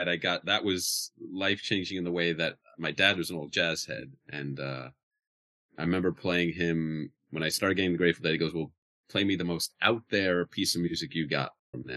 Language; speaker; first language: English; native; English